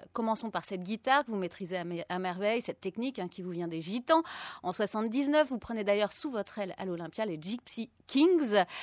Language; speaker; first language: French; native; French